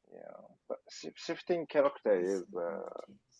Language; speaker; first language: English; non-native, learner; Japanese